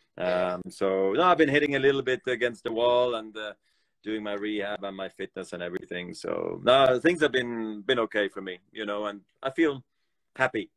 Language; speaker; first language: English; non-native, fluent; German